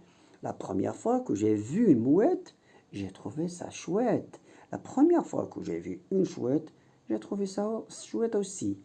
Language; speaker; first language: French; non-native, local second language; Arabic